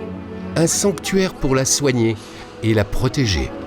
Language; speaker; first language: French; native; French